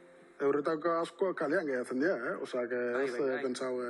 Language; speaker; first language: Basque; native; Basque